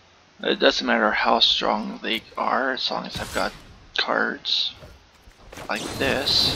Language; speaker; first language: English; native; English